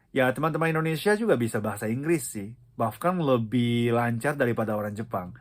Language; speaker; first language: Indonesian; non-native, fluent; Japanese